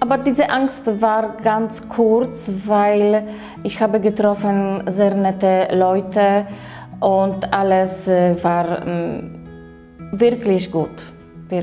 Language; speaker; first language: German; non-native, learner; Polish